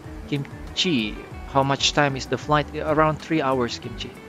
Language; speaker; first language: English; non-native, fluent; Indonesian